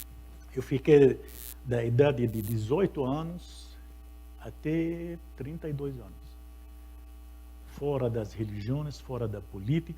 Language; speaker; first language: Portuguese; non-native, fluent; Arabic